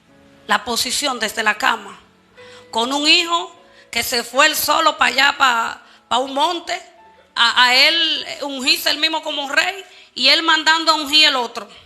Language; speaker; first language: Spanish; native; Spanish